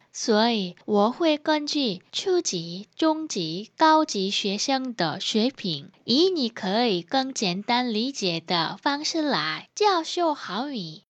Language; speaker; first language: Chinese; non-native, fluent; Korean